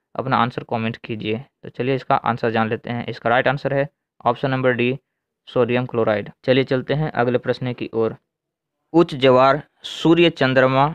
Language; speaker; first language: Hindi; native; Hindi